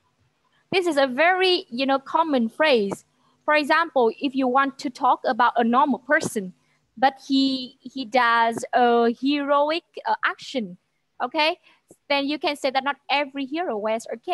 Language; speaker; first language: English; non-native, fluent; Vietnamese